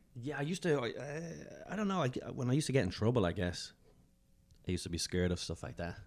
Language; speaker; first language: English; native; English